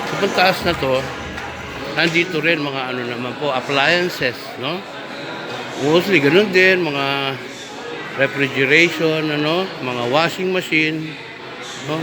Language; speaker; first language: Filipino; non-native, local second language; Pampanga